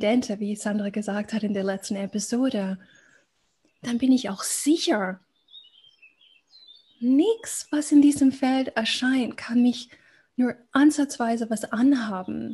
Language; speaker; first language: German; non-native, fluent; English